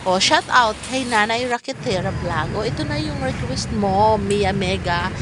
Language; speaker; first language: Filipino; non-native, local second language; Cebuano